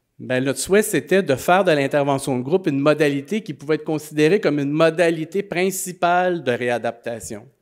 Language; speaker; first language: French; native; French